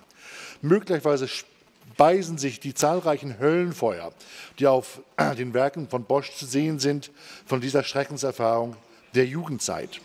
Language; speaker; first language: German; native; German